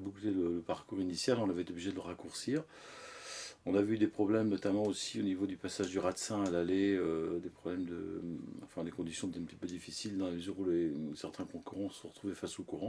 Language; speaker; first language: French; native; French